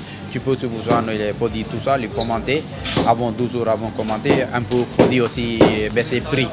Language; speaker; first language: French; non-native, learner; Tamil